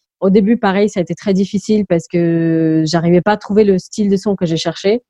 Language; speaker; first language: French; early bilingual, other home language; English